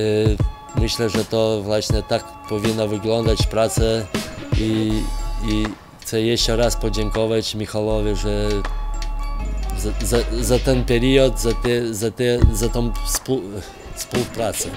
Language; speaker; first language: Polish; non-native, fluent; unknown